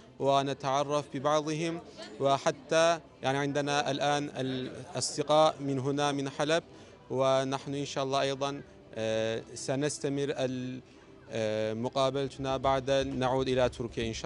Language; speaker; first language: Arabic; non-native, learner; Turkish